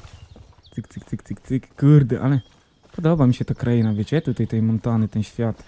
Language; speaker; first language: Polish; native; Polish